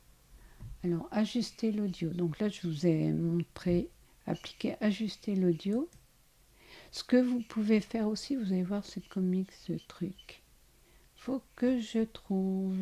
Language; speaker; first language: French; native; French